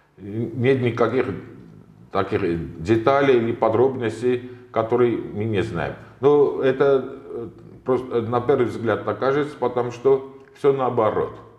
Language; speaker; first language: Russian; non-native, local second language; Armenian